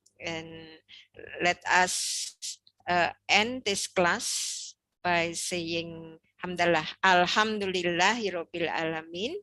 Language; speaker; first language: English; non-native, learner; Indonesian